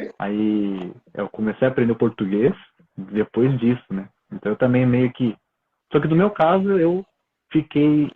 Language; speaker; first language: Portuguese; early bilingual, other home language; Japanese